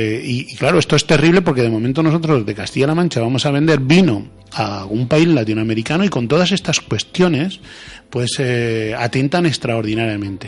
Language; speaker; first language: Spanish; native; Spanish